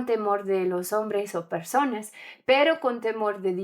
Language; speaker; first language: Spanish; non-native, learner; English